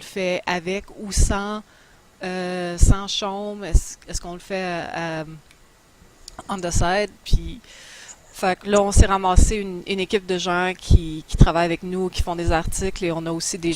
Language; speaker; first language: French; native; French